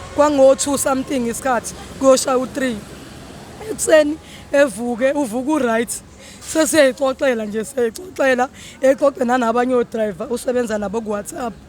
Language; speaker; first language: Zulu; native; Zulu